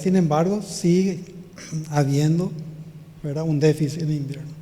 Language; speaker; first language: Spanish; native; Spanish